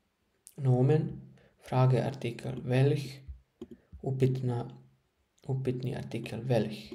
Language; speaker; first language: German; non-native, fluent; Croatian